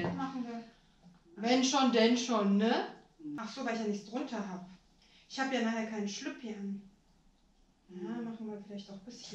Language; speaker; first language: German; native; German